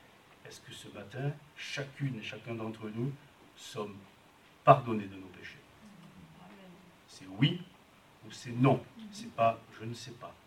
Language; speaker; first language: French; native; French